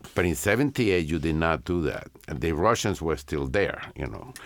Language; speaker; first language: English; non-native, fluent; Spanish